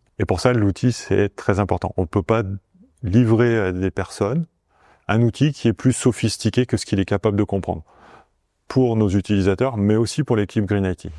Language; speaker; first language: French; native; French